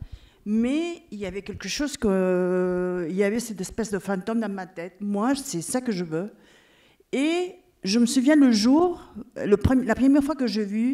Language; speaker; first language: French; non-native, fluent; Catalan